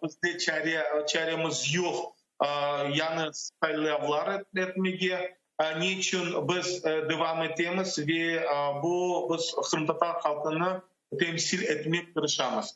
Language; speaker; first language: Turkish; non-native, learner; Crimean Tatar